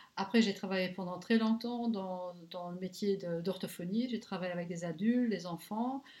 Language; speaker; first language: French; non-native, local second language; Luxembourgish